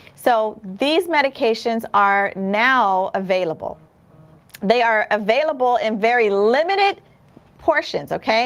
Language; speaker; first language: English; native; English